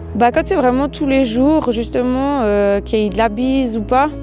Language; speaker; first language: French; native; French